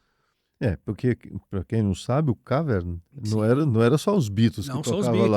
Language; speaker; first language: Portuguese; native; Portuguese